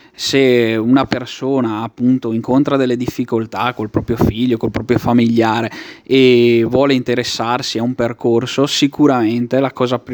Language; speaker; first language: Italian; native; Italian